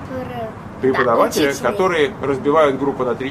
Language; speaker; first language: Russian; native; Russian